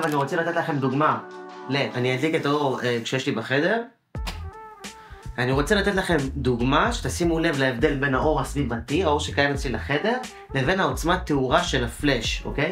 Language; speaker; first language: Hebrew; native; Hebrew